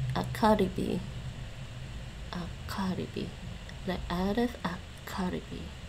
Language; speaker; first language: Arabic; non-native, learner; English